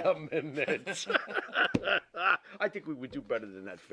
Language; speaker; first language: English; native; English